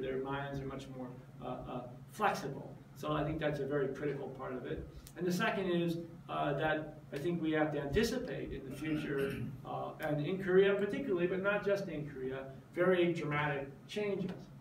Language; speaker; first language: English; native; English